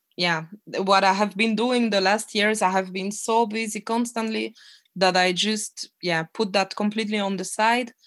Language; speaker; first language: English; non-native, fluent; French